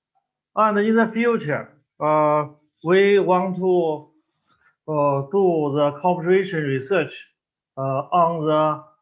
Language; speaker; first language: English; non-native, learner; Chinese